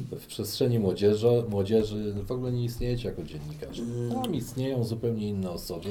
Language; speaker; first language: Polish; native; Polish